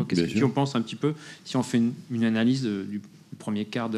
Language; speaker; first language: French; native; French